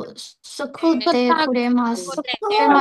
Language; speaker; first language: Japanese; non-native, learner; Burmese